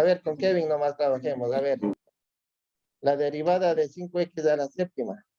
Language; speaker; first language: Spanish; native; Spanish